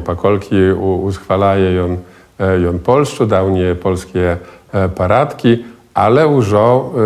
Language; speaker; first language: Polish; non-native, local second language; Belarusian